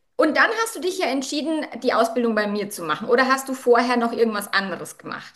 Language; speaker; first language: German; native; German